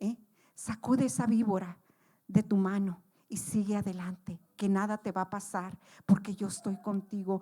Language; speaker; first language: Spanish; native; Spanish